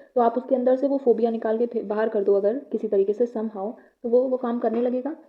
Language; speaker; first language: Hindi; native; Hindi